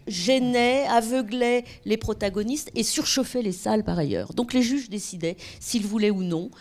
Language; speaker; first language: French; native; French